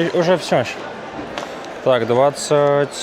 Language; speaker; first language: Russian; non-native, learner; Lithuanian